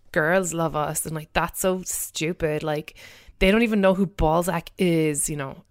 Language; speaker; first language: English; native; English